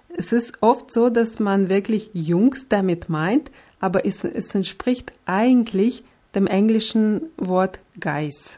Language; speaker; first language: German; non-native, fluent; Russian